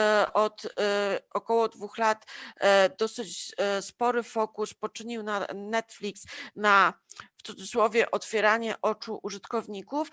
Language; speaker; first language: Polish; native; Polish